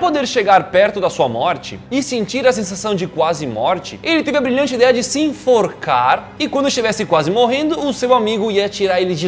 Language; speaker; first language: Portuguese; native; Portuguese